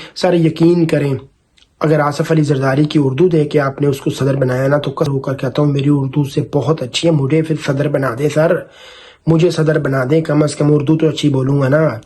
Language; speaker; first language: Urdu; non-native, local second language; Punjabi